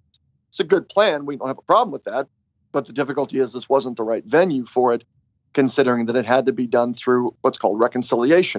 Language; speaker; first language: English; native; English